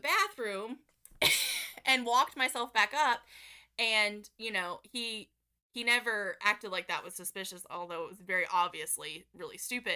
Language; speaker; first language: English; native; English